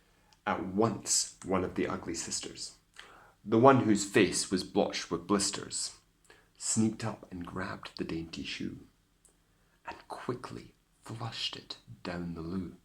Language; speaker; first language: English; native; English